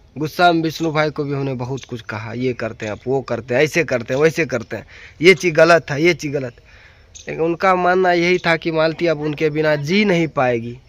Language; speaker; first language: Hindi; native; Hindi